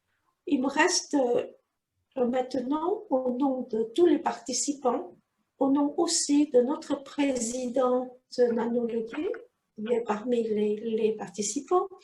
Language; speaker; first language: French; native; French